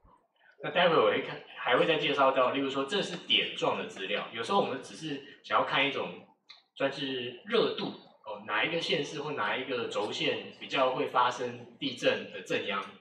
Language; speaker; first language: Chinese; native; Chinese